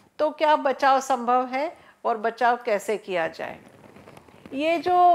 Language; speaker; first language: Hindi; non-native, local second language; Marathi